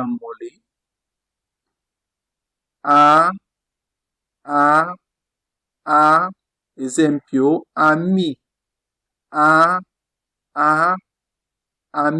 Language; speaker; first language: Italian; non-native, fluent; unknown